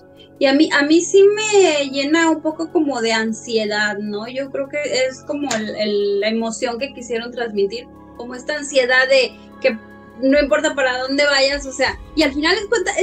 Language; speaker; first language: Spanish; native; Spanish